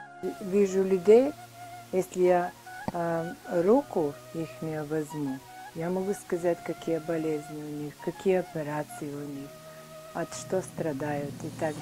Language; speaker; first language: Russian; non-native, learner; Bulgarian